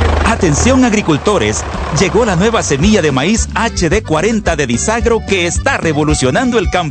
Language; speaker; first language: Spanish; native; Spanish